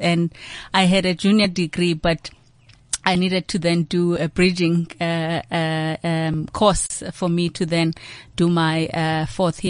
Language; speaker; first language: English; non-native, local second language; Xhosa